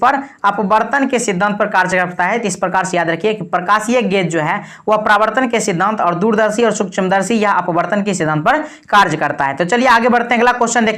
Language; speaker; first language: Hindi; native; Hindi